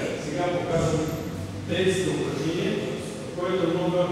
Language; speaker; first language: Bulgarian; non-native, learner; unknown